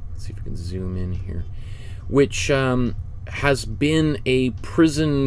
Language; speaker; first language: English; native; English